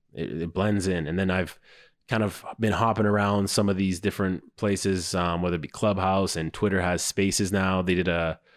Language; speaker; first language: English; native; English